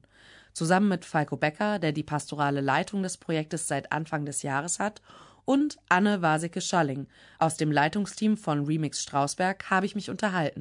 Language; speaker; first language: German; native; German